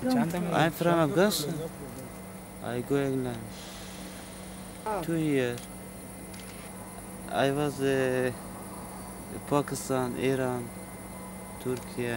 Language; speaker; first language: English; non-native, learner; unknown